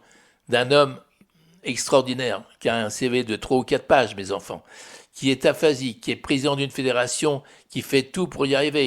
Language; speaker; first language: French; native; French